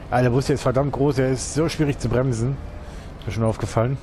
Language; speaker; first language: German; native; German